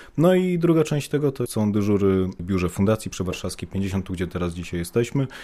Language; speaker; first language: Polish; native; Polish